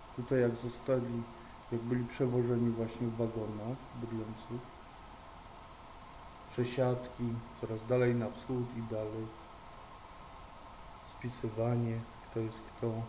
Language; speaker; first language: Polish; native; Polish